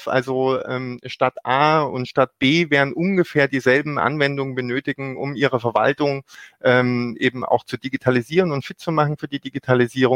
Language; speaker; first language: German; native; German